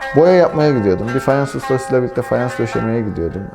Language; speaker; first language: Turkish; native; Turkish